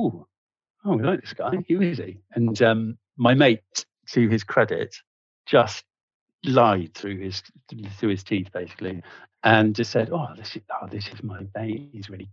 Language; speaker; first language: English; native; English